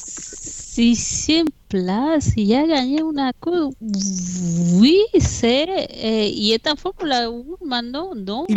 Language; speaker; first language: French; non-native, fluent; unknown